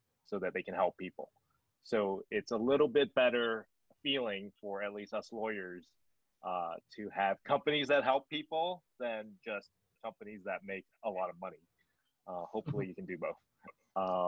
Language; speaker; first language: English; non-native, local second language; Cantonese